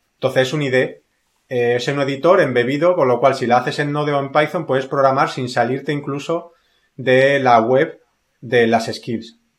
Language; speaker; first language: Spanish; native; Spanish